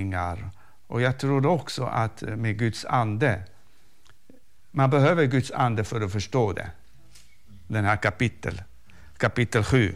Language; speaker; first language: Swedish; non-native, fluent; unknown